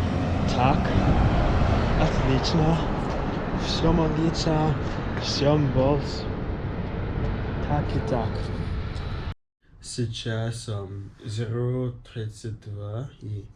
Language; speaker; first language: Russian; non-native, learner; English